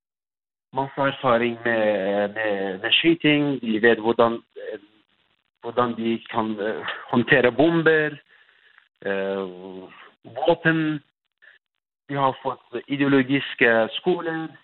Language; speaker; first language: Danish; non-native, fluent; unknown